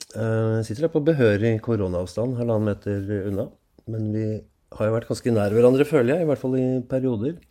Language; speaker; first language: Norwegian; native; Norwegian